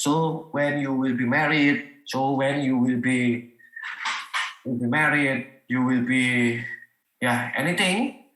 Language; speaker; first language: English; non-native, learner; Indonesian